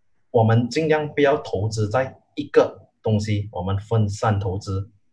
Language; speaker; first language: Chinese; native; Chinese